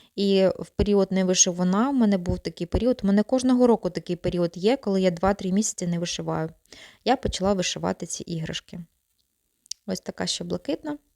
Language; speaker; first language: Ukrainian; non-native, local second language; Russian